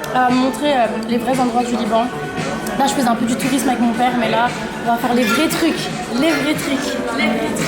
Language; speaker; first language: French; native; French